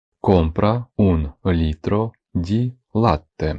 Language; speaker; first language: Italian; non-native, fluent; Ukrainian